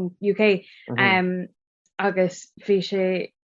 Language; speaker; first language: Irish; non-native, local second language; English